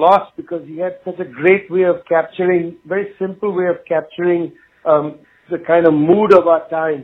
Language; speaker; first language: English; non-native, local second language; Bangla